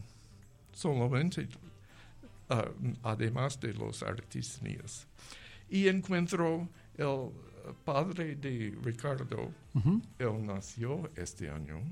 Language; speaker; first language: Spanish; non-native, learner; English